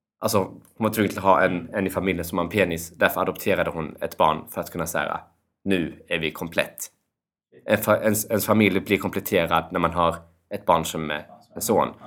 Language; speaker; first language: Swedish; early bilingual, other home language; Albanian